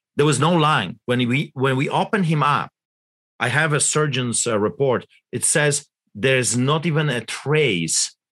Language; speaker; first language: English; non-native, fluent; Polish